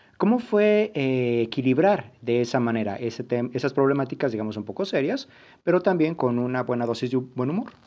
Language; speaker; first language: Spanish; native; Spanish